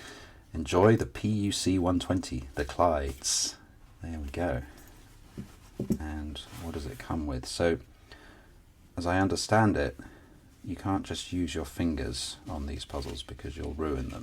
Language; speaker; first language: English; native; English